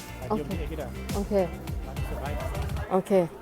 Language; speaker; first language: German; non-native, learner; Thai